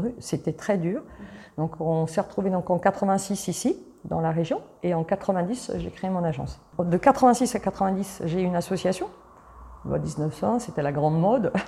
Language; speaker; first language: French; early bilingual, other home language; Italian